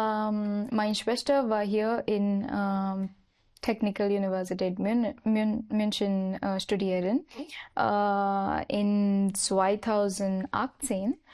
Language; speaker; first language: German; non-native, learner; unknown